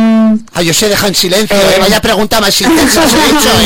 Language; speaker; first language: Spanish; native; Spanish